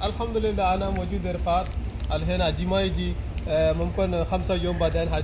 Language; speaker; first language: Arabic; non-native, learner; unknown